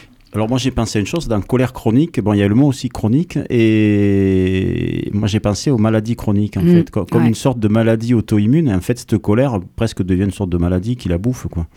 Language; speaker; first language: French; native; French